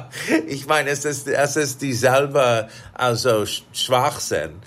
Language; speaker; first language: German; non-native, fluent; English